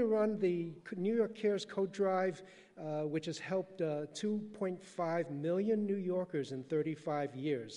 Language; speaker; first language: English; early bilingual, other home language; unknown